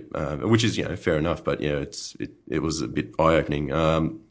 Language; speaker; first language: English; native; English